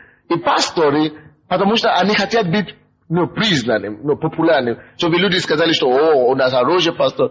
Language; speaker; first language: Russian; non-native, fluent; Yoruba